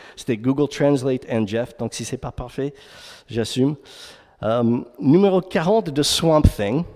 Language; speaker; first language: French; non-native, fluent; English